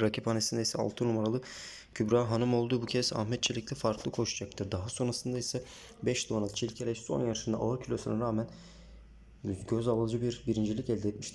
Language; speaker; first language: Turkish; native; Turkish